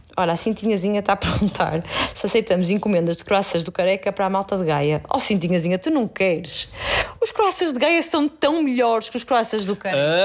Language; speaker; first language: Portuguese; native; Portuguese